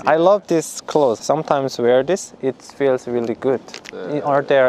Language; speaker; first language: English; non-native, learner; Korean